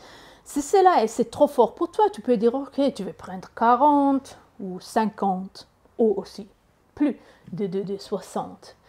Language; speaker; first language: French; non-native, learner; Italian